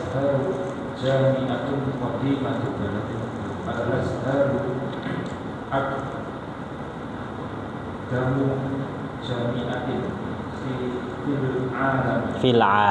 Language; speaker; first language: Arabic; non-native, learner; Indonesian